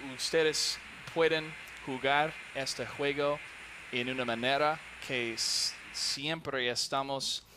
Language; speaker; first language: Spanish; non-native, learner; English